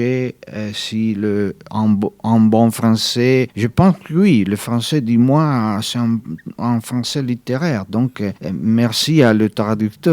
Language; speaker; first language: French; non-native, fluent; Italian